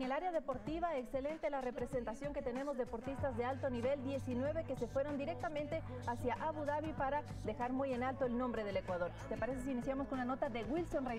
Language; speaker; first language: Spanish; native; Spanish